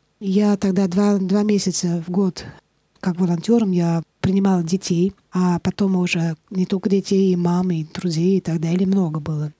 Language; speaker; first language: Russian; non-native, fluent; Dutch